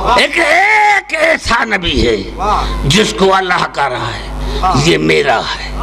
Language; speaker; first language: Urdu; non-native, local second language; Sindhi